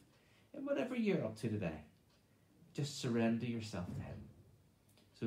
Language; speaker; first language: English; native; English